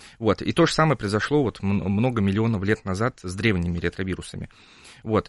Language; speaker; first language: Russian; native; Russian